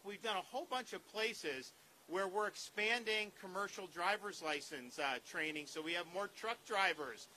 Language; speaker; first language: English; native; English